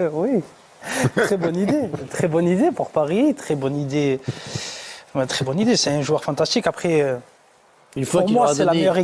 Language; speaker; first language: French; native; French